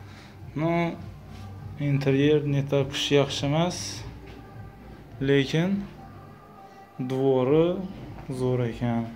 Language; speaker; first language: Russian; non-native, local second language; Uzbek